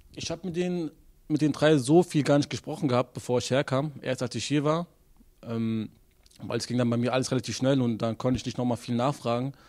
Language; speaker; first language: German; native; German